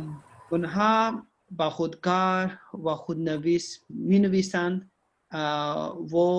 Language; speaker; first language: Persian; non-native, learner; Urdu